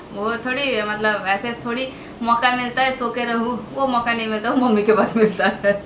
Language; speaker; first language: Hindi; non-native, local second language; Bangla